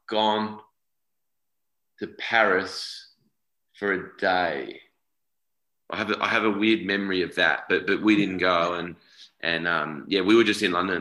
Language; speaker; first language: English; native; English